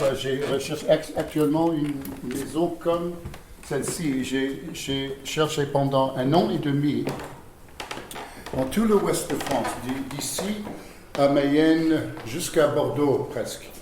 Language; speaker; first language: French; non-native, fluent; English